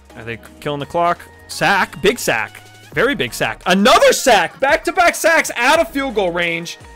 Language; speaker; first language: English; native; English